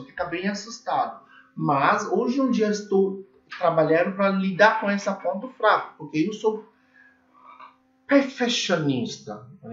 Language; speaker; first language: Portuguese; non-native, learner; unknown